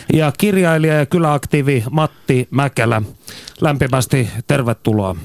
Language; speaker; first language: Finnish; native; Finnish